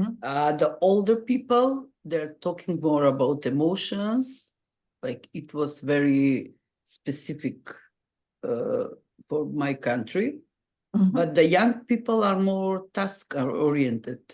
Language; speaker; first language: English; non-native, fluent; Macedonian